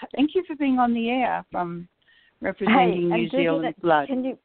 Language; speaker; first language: English; native; English